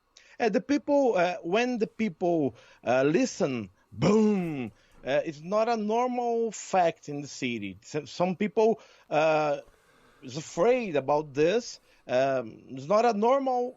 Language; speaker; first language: English; non-native, learner; Portuguese